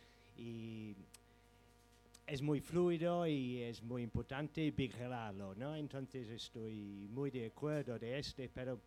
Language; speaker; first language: Spanish; non-native, fluent; English